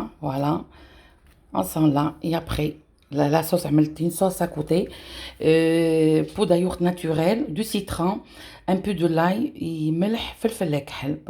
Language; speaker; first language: French; non-native, local second language; Arabic